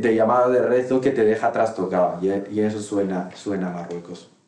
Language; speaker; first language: Spanish; non-native, fluent; Arabic